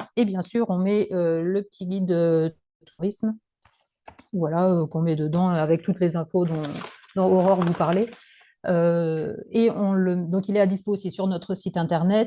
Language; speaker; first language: French; native; French